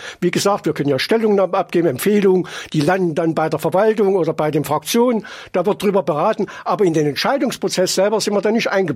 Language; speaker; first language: German; native; German